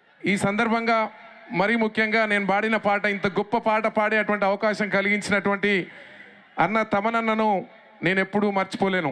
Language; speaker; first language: Telugu; native; Telugu